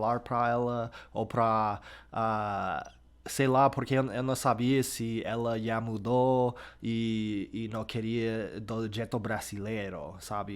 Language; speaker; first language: Portuguese; non-native, fluent; English